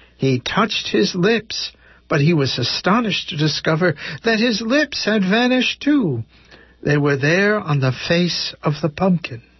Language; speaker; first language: English; native; English